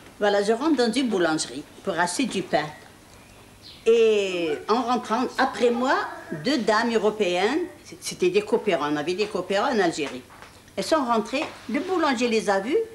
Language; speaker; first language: French; non-native, local second language; Arabic